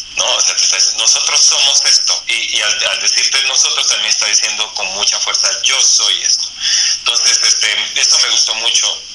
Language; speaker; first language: Spanish; native; Spanish